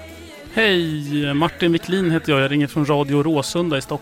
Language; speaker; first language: Swedish; native; Swedish